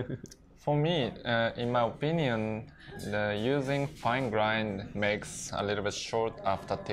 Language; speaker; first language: English; non-native, learner; Japanese